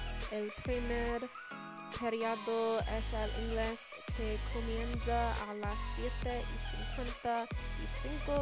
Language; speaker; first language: Spanish; non-native, learner; English